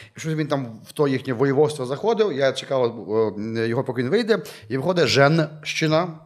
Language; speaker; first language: Ukrainian; native; Ukrainian